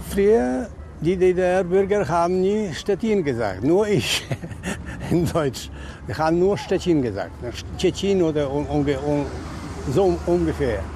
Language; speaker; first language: German; non-native, fluent; Polish